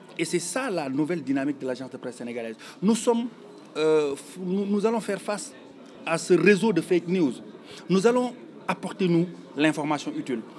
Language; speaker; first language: French; non-native, local second language; Wolof